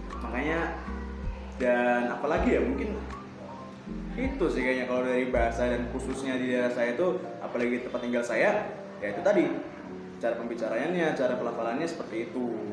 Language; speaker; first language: Indonesian; native; Indonesian